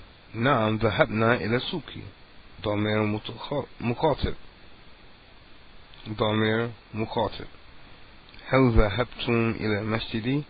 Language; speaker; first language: Arabic; non-native, fluent; English